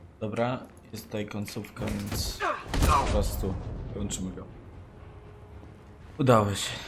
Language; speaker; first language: Polish; native; Polish